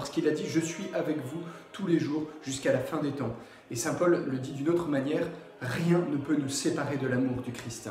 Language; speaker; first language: French; native; French